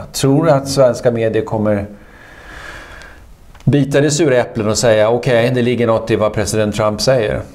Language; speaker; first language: Swedish; native; Swedish